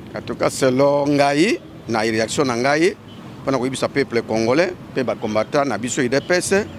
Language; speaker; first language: Lingala; native; Lingala